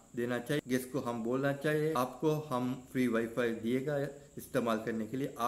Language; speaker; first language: Hindi; non-native, learner; Sinhala